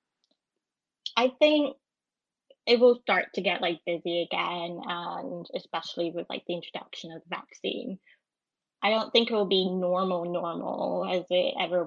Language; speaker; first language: English; native; English